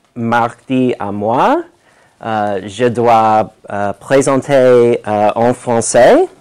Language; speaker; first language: French; non-native, learner; English